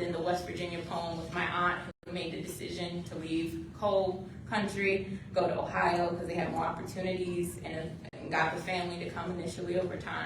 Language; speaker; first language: English; native; English